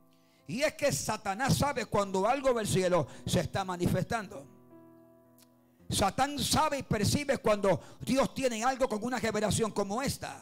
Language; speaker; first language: Spanish; native; Spanish